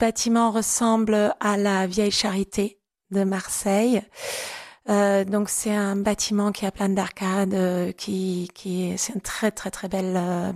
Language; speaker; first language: French; non-native, fluent; German